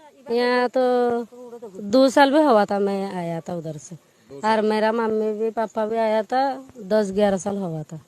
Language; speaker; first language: Hindi; non-native, local second language; Bangla